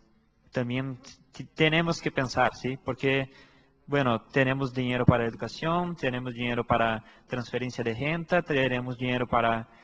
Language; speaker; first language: Spanish; non-native, fluent; Portuguese